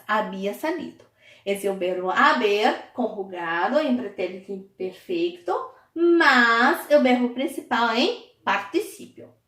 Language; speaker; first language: Spanish; non-native, fluent; Portuguese